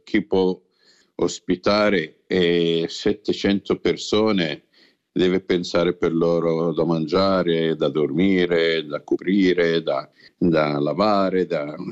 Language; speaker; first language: Italian; non-native, fluent; Arabic